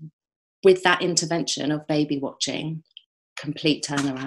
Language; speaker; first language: English; native; English